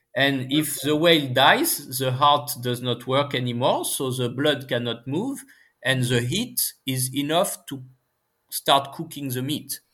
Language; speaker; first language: English; non-native, fluent; French